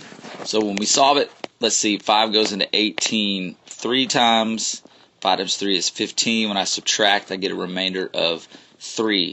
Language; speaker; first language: English; native; English